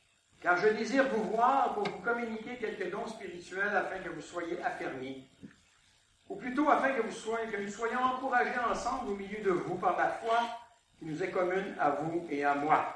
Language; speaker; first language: French; native; French